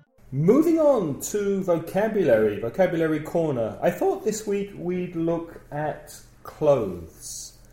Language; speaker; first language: English; native; English